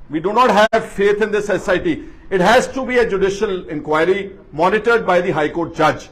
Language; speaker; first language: English; non-native, local second language; Punjabi